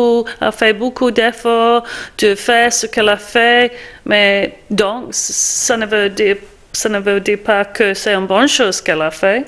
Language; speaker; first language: French; non-native, fluent; English